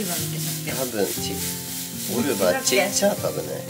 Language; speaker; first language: Swedish; non-native, fluent; Japanese